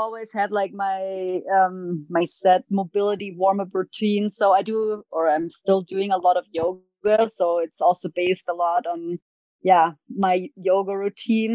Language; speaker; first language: English; non-native, fluent; German